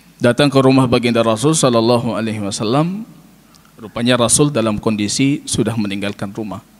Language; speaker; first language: Malay; non-native, local second language; Achinese